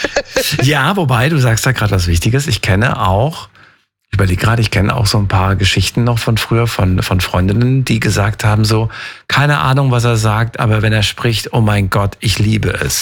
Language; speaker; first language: German; native; German